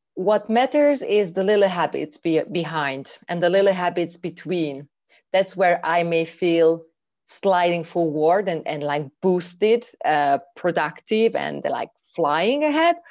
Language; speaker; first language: English; non-native, fluent; Hungarian